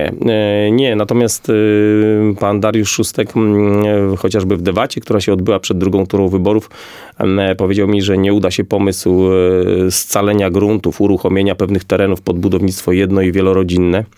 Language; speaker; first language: Polish; native; Polish